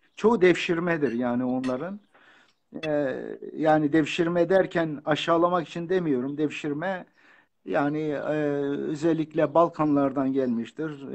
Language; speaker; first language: Turkish; non-native, local second language; Kurdish